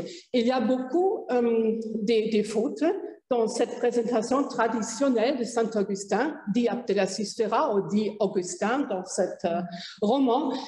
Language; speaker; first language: French; non-native, fluent; German